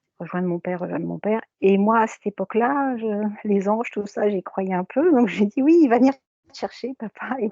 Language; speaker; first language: French; native; French